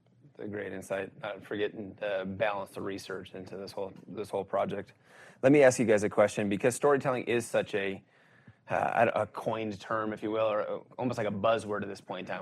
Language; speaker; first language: English; native; English